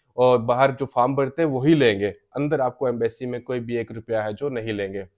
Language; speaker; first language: Hindi; native; Hindi